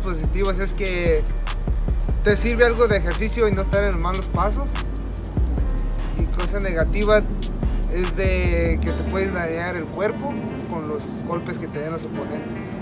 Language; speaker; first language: Spanish; early bilingual, heritage; Spanish